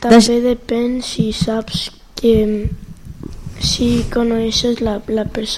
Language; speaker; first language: Catalan; non-native, local second language; Spanish